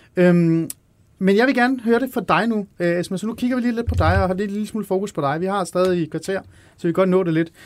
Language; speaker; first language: Danish; early bilingual, other home language; Persian